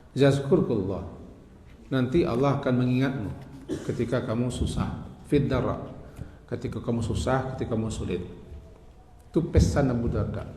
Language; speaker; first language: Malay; non-native, local second language; Minangkabau